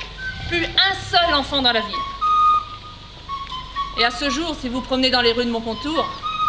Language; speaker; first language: French; native; French